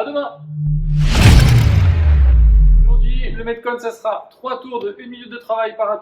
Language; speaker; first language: French; native; French